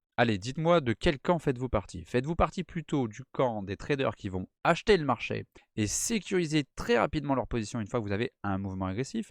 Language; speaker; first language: French; native; French